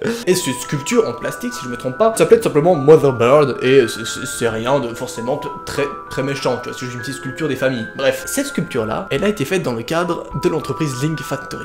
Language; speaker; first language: French; native; French